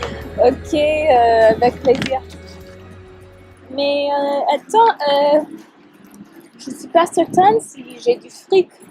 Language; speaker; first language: French; non-native, learner; English